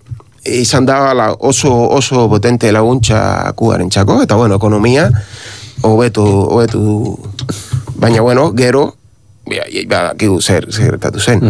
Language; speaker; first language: Basque; non-native, learner; Spanish